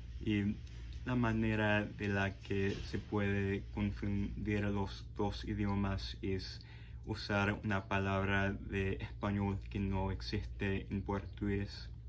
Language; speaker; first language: Spanish; non-native, fluent; English